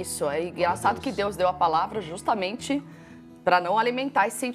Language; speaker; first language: Portuguese; native; Portuguese